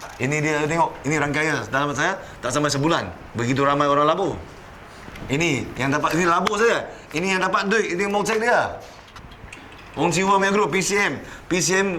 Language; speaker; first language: Malay; non-native, local second language; Chinese